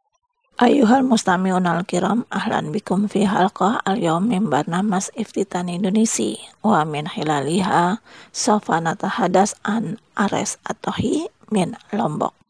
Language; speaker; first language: Arabic; non-native, fluent; Indonesian